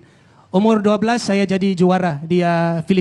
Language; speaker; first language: Indonesian; non-native, fluent; Filipino